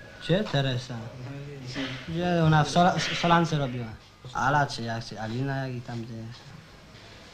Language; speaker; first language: Polish; native; Polish